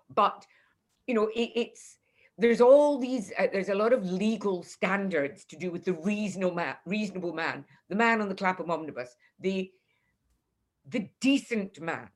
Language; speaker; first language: English; native; English